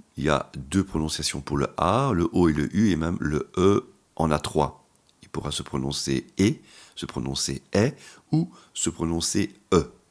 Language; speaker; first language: French; native; French